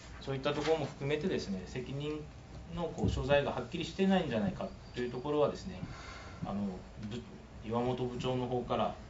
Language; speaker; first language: Japanese; native; Japanese